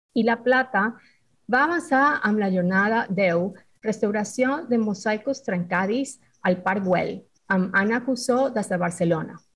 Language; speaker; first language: Catalan; non-native, fluent; Spanish